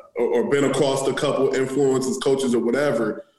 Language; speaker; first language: English; native; English